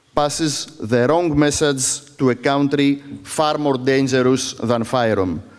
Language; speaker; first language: English; non-native, fluent; Greek